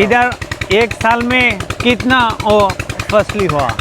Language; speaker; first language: Hindi; non-native, learner; Bangla